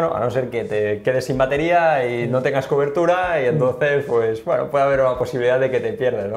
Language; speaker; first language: Spanish; native; Spanish